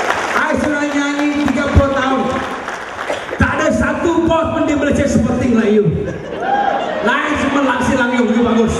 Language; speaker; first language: Malay; native; Malay